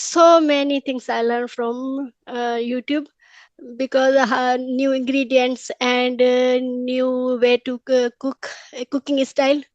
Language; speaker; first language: English; non-native, learner; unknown